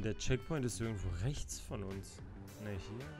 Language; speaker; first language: German; native; German